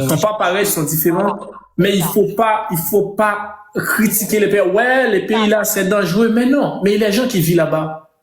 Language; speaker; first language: French; non-native, local second language; Haitian Creole